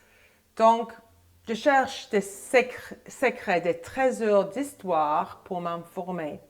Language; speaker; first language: French; non-native, fluent; English